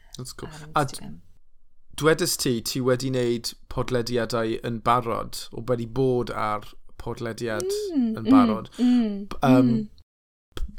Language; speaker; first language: Welsh; non-native, local second language; English